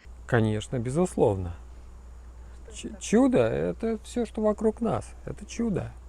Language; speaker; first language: Russian; native; Russian